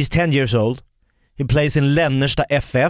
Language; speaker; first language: English; non-native, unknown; Swedish